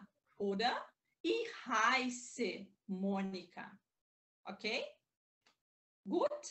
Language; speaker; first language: German; non-native, learner; Portuguese